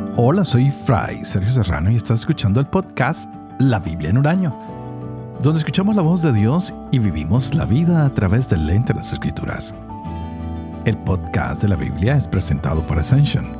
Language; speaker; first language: Spanish; native; Spanish